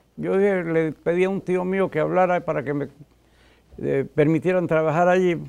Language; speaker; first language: Spanish; native; Spanish